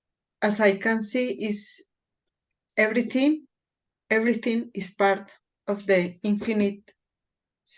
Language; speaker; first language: English; non-native, fluent; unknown